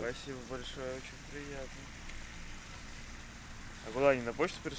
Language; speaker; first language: Russian; native; Russian